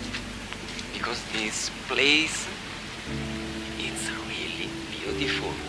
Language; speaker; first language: English; non-native, fluent; Italian